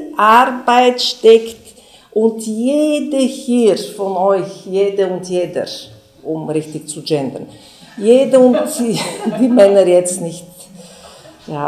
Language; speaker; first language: German; non-native, fluent; Bulgarian